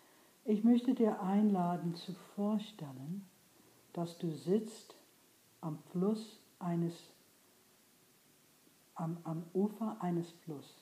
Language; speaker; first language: German; non-native, fluent; English